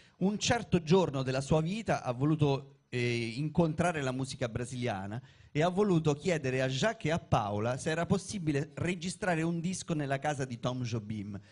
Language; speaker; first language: Italian; native; Italian